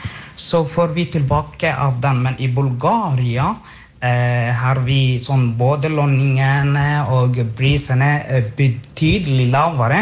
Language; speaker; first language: Norwegian; non-native, fluent; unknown